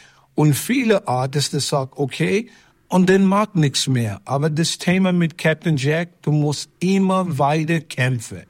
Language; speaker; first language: German; non-native, learner; English